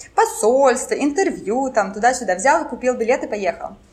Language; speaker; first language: Russian; non-native, local second language; French